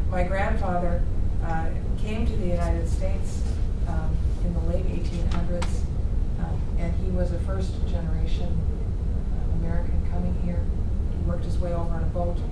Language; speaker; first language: English; native; English